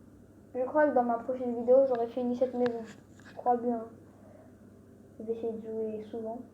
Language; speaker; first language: French; native; French